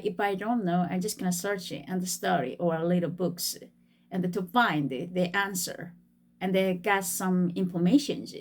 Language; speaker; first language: English; non-native, fluent; Korean